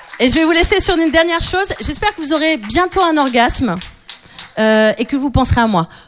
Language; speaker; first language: French; native; French